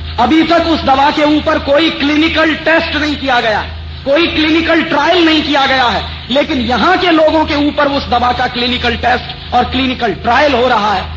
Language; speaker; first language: Hindi; native; Hindi